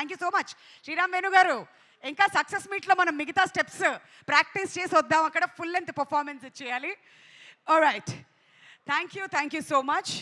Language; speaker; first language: Telugu; native; Telugu